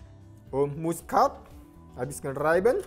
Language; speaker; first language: German; non-native, learner; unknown